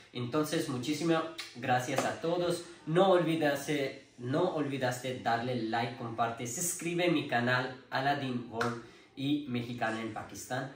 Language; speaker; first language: Spanish; non-native, learner; Urdu